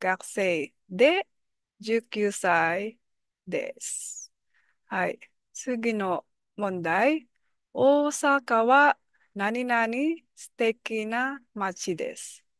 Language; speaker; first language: Japanese; non-native, learner; Filipino